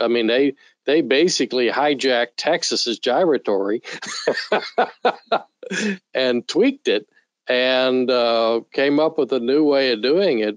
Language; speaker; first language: English; native; English